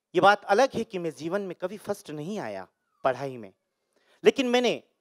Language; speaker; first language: Hindi; native; Hindi